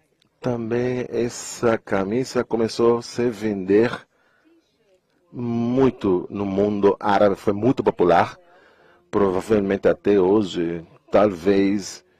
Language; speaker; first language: Portuguese; non-native, fluent; Spanish